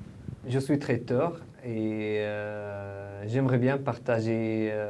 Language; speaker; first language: French; non-native, fluent; Arabic